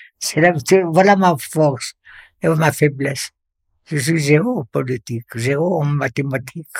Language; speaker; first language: French; non-native, local second language; Arabic